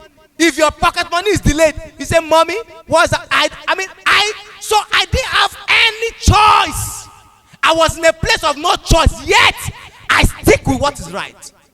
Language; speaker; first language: English; non-native, local second language; Yoruba